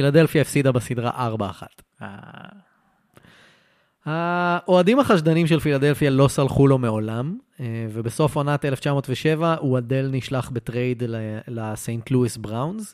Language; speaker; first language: Hebrew; native; Hebrew